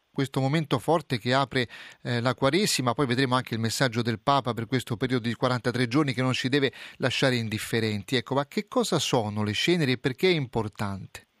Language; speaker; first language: Italian; native; Italian